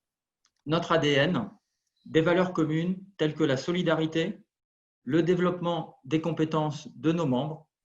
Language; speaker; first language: French; native; French